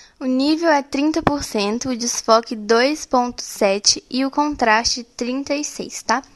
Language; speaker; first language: Portuguese; native; Portuguese